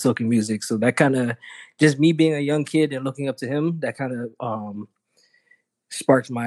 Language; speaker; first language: English; native; English